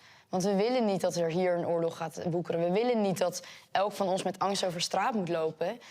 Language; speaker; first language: Dutch; native; Dutch